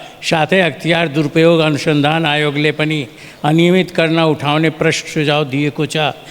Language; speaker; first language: Nepali; non-native, local second language; Awadhi